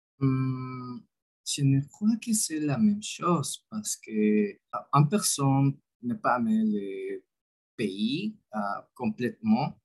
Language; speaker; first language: French; non-native, learner; Spanish